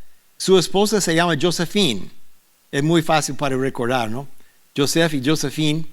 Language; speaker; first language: Spanish; non-native, learner; English